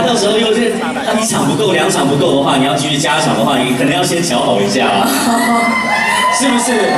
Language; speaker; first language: Chinese; native; Chinese